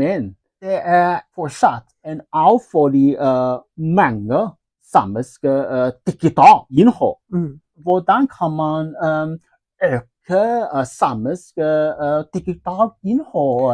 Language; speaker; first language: Norwegian; non-native, learner; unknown